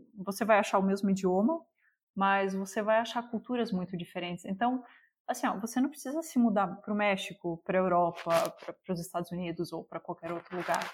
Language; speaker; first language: Portuguese; non-native, local second language; German